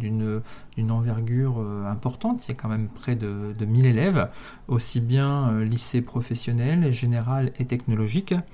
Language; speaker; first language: French; native; French